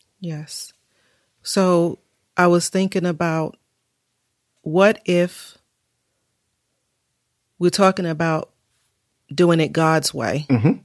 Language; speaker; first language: English; native; English